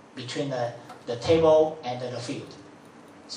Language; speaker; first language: English; non-native, fluent; Chinese